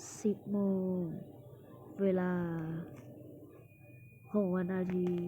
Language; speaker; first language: Thai; native; Thai